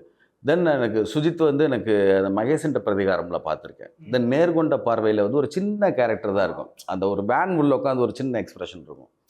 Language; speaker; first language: Tamil; native; Tamil